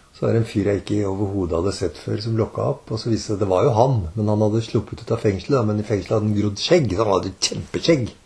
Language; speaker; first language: Norwegian; native; Norwegian